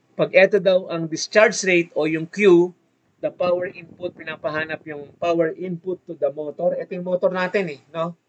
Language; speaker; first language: Filipino; native; Filipino